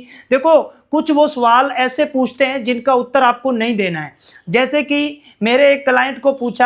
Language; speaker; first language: Hindi; native; Hindi